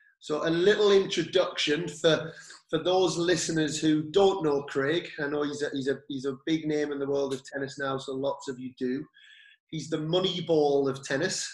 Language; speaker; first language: English; native; English